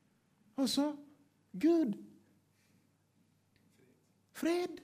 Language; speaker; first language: Swedish; non-native, learner; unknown